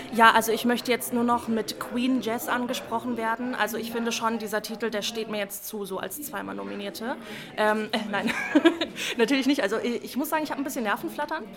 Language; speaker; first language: German; native; German